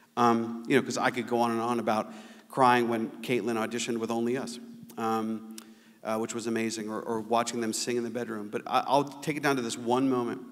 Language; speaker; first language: English; native; English